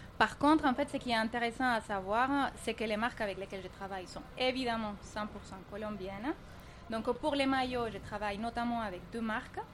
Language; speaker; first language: French; non-native, fluent; Spanish